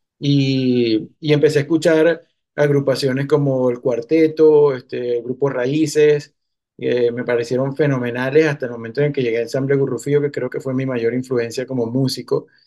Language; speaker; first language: Spanish; native; Spanish